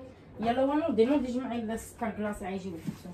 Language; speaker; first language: Arabic; native; Arabic